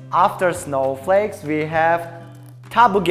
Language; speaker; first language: English; non-native, learner; Tajik